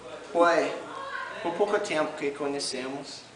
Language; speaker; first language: Portuguese; non-native, learner; English